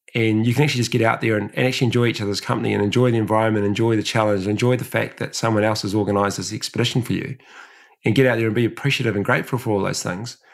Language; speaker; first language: English; early bilingual, other home language; Samoan